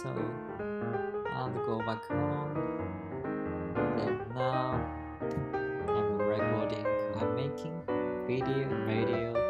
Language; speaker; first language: English; non-native, learner; Japanese